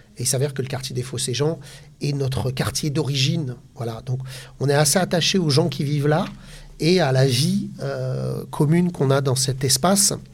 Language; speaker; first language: French; native; French